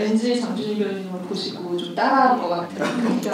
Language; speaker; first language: Korean; native; Korean